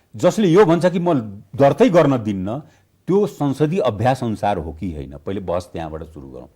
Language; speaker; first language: Nepali; non-native, local second language; Bhojpuri